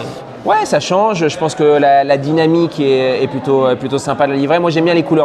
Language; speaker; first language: French; native; French